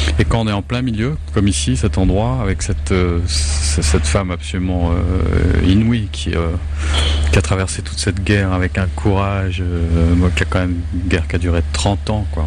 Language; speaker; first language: French; native; French